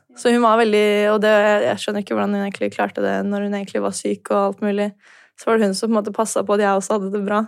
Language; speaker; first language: Norwegian; native; Norwegian